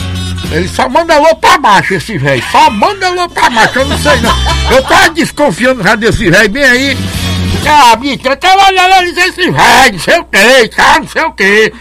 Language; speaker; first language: Portuguese; native; Portuguese